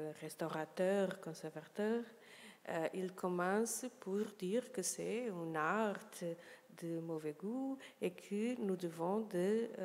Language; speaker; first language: French; non-native, learner; Portuguese